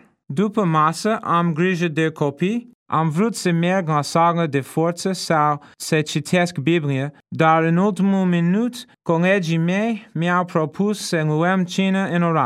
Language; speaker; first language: Romanian; non-native, fluent; English